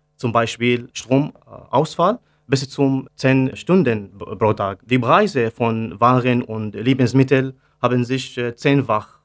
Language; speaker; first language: German; non-native, learner; Arabic